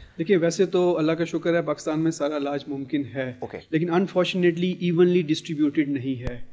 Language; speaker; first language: Urdu; native; Urdu